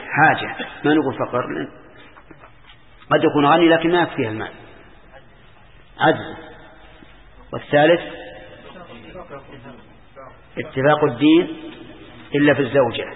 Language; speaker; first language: Arabic; native; Arabic